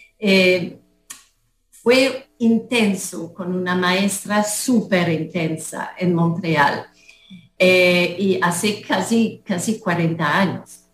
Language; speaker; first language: Spanish; non-native, fluent; French